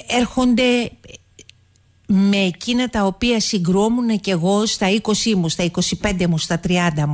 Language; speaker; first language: Greek; native; Greek